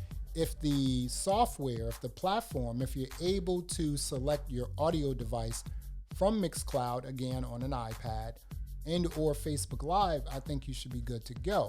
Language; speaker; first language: English; native; English